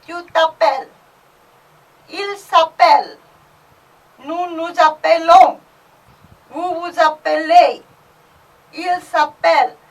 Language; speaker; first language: French; non-native, fluent; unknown